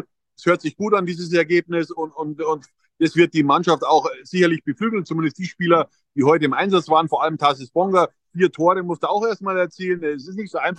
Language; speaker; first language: German; native; German